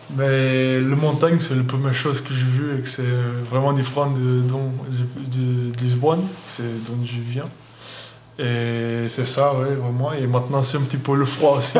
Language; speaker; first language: French; non-native, learner; Portuguese